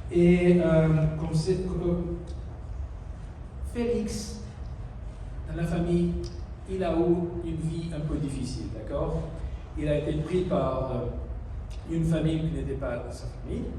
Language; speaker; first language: French; non-native, fluent; Portuguese